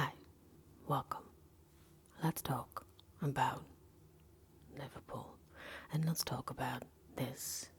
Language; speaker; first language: English; non-native, local second language; Welsh